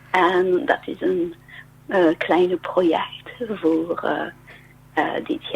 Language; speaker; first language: Dutch; non-native, learner; French